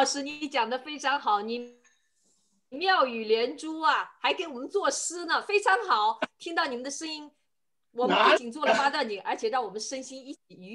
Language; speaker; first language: Chinese; native; Chinese